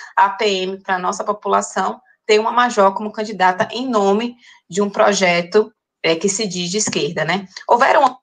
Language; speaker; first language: Portuguese; native; Portuguese